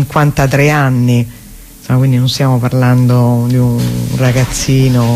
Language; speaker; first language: Italian; native; Italian